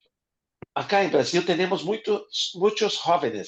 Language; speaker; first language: Spanish; non-native, fluent; Portuguese